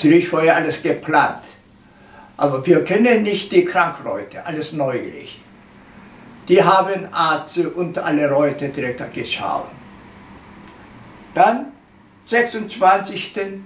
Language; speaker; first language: German; non-native, learner; Korean